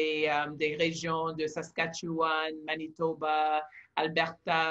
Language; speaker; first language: French; non-native, local second language; English